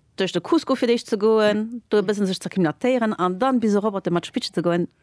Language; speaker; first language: Luxembourgish; early bilingual, other home language; Spanish